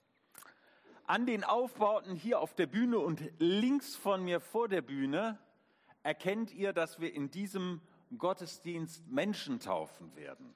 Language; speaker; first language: German; native; German